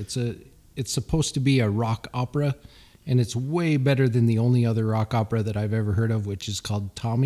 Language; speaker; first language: English; early bilingual, other home language; Swedish